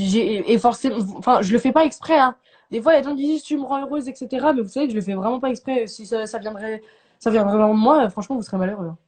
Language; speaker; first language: French; native; French